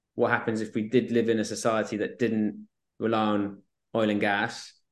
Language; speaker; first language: English; native; English